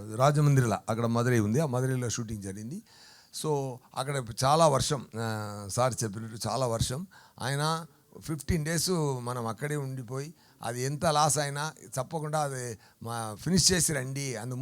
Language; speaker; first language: Telugu; non-native, learner; Tamil